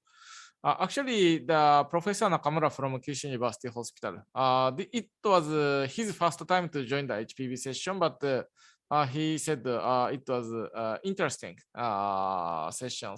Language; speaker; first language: English; non-native, learner; Japanese